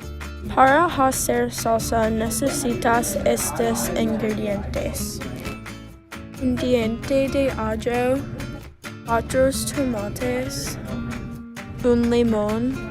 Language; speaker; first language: Spanish; non-native, learner; English